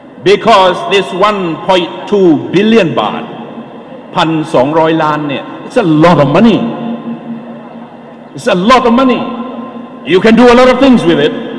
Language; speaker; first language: English; non-native, fluent; Thai